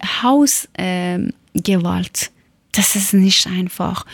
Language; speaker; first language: German; non-native, learner; Persian